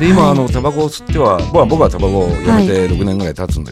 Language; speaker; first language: Japanese; native; Japanese